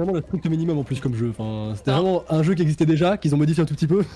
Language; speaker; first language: French; native; French